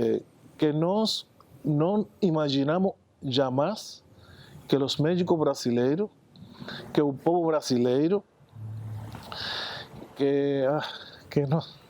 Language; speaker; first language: Portuguese; non-native, fluent; Spanish